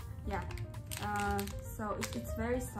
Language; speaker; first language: English; non-native, learner; Russian